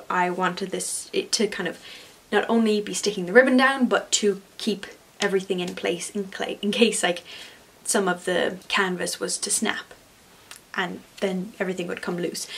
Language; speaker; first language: English; native; English